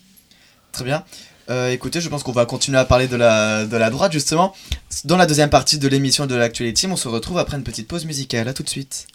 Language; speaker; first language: French; native; French